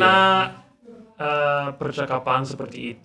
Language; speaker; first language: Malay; non-native, learner; English